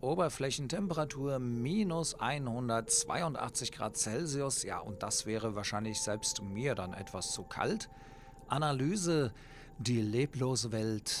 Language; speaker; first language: German; native; German